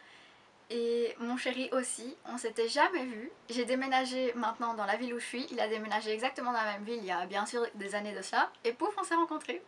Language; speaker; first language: French; native; French